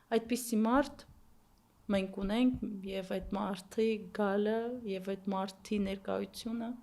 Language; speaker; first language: Armenian; early bilingual, heritage; Armenian